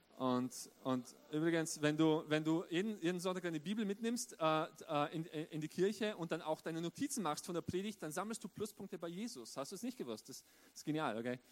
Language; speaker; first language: German; early bilingual, other home language; Romanian